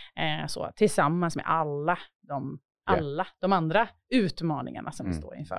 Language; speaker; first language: Swedish; native; Swedish